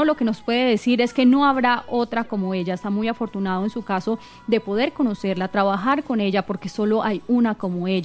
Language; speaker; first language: Spanish; native; Spanish